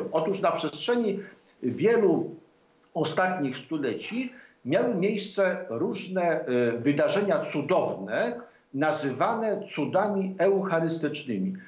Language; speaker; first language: Polish; native; Polish